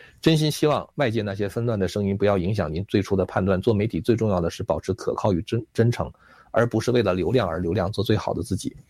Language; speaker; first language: Chinese; native; Chinese